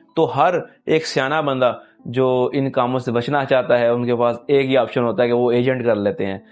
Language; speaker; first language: Urdu; non-native, local second language; Punjabi